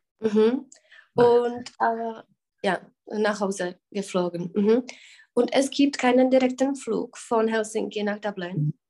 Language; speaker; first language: German; non-native, fluent; Czech